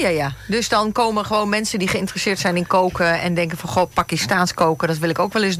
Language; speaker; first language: Dutch; native; Dutch